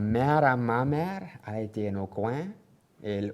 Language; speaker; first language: French; non-native, local second language; English